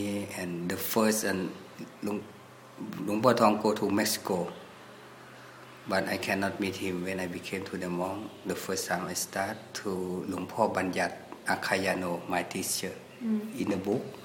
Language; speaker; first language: English; non-native, learner; Thai